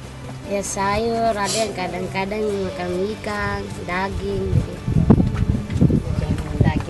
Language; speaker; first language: Indonesian; non-native, local second language; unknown